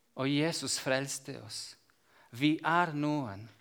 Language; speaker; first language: Norwegian; non-native, fluent; Slovak